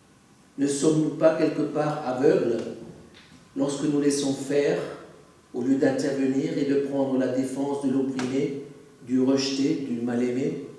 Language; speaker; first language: French; native; French